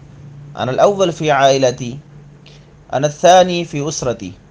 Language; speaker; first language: Arabic; non-native, fluent; Urdu